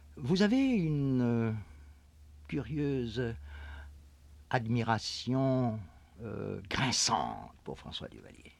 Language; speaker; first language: French; native; French